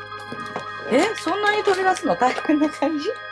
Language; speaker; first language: Japanese; native; Japanese